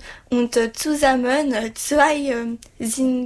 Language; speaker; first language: German; non-native, learner; French